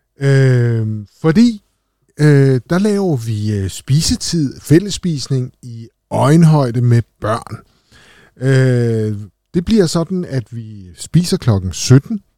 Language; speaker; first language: Danish; native; Danish